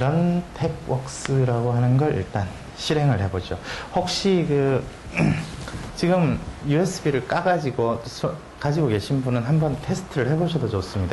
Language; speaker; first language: Korean; native; Korean